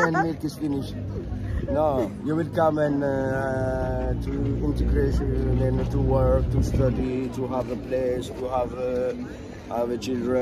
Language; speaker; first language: English; non-native, learner; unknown